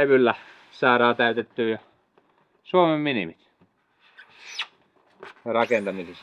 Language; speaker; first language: Finnish; native; Finnish